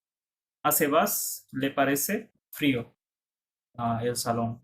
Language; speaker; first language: Spanish; non-native, fluent; Bangla